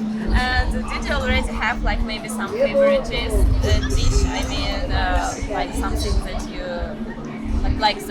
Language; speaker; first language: English; non-native, learner; Russian